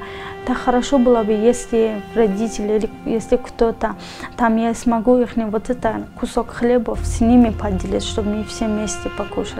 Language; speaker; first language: Russian; non-native, learner; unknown